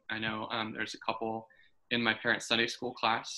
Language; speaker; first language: English; native; English